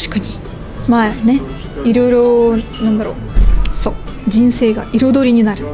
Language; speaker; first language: Japanese; non-native, fluent; Russian